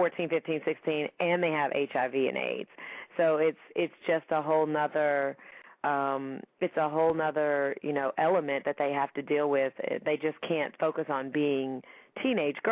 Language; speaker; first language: English; native; English